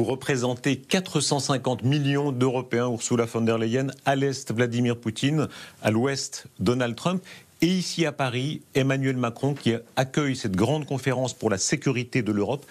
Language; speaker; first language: French; native; French